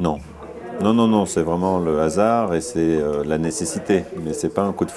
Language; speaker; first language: French; early bilingual, other home language; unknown